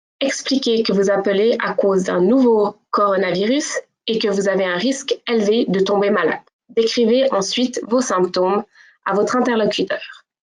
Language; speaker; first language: French; native; French